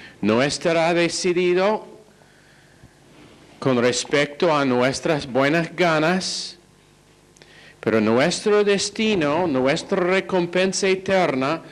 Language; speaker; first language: Spanish; non-native, fluent; English